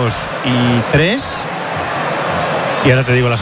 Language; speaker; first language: Spanish; native; Spanish